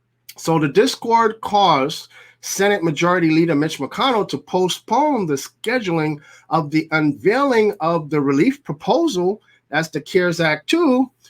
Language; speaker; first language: English; native; English